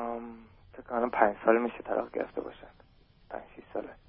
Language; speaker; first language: Persian; early bilingual, heritage; German